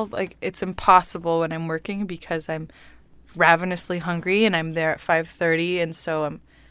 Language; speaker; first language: English; non-native, fluent; Spanish